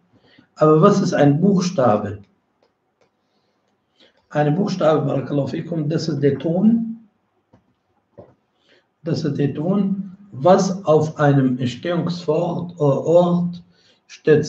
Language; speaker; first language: German; non-native, fluent; Arabic